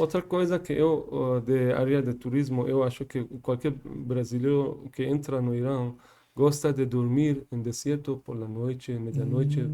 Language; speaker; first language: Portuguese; non-native, learner; Persian